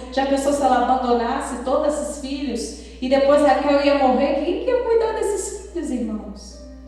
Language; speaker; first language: Portuguese; native; Portuguese